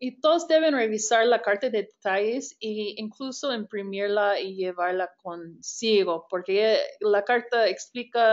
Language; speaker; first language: Spanish; non-native, fluent; English